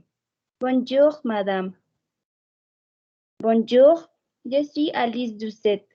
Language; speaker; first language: French; non-native, fluent; Spanish